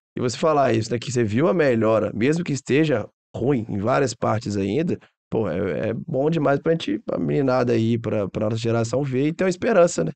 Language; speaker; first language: Portuguese; native; Portuguese